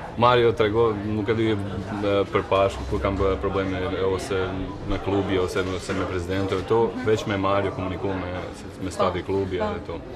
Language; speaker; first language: Albanian; non-native, learner; Croatian